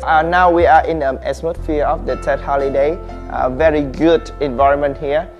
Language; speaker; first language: English; non-native, fluent; Vietnamese